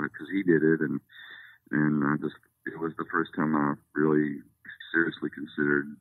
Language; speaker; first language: English; native; English